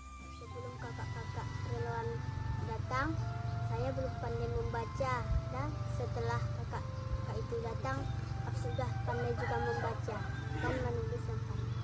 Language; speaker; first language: Indonesian; non-native, local second language; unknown